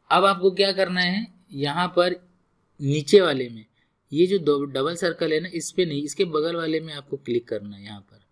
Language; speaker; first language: Hindi; native; Hindi